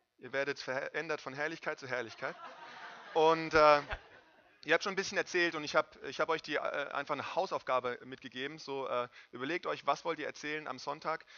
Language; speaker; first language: German; native; German